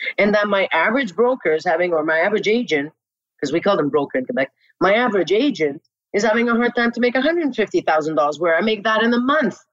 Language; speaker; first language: English; non-native, local second language; French